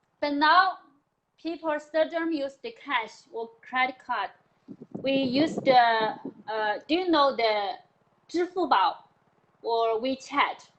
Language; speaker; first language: English; non-native, learner; Chinese